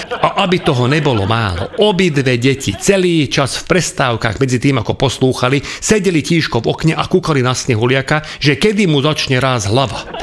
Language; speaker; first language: Slovak; non-native, local second language; Hungarian